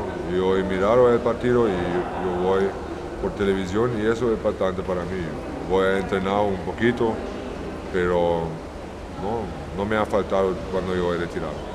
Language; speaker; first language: Spanish; non-native, learner; German